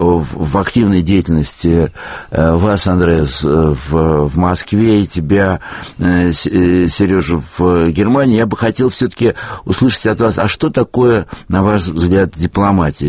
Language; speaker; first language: Russian; native; Russian